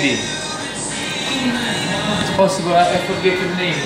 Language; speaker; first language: English; non-native, learner; Italian